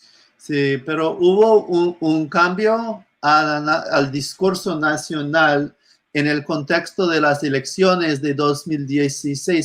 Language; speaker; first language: Spanish; non-native, fluent; English